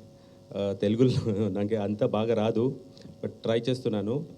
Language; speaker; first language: Telugu; non-native, learner; Kannada